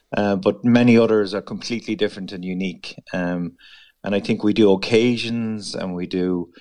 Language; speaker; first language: English; native; English